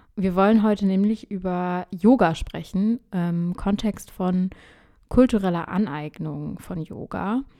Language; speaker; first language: German; early bilingual, other home language; Urdu